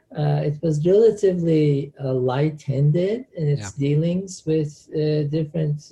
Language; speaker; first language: English; non-native, fluent; Turkish